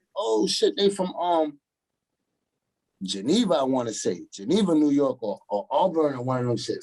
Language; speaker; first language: English; native; English